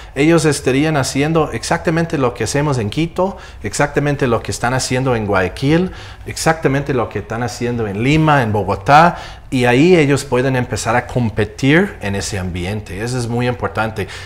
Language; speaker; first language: Spanish; non-native, fluent; English